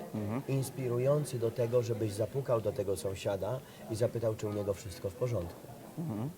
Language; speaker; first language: Polish; native; Polish